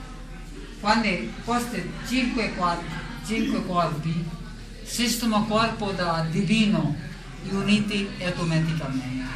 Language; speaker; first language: Italian; non-native, learner; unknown